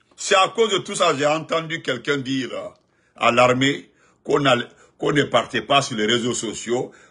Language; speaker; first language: French; non-native, local second language; Fula